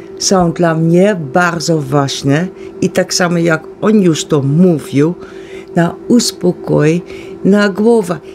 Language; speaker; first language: Polish; non-native, learner; Dutch